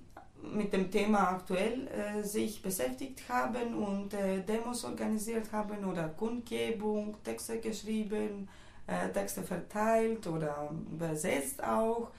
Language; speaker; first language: German; non-native, fluent; Greek